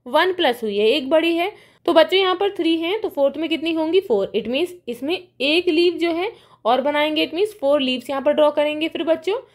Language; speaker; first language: Hindi; native; Hindi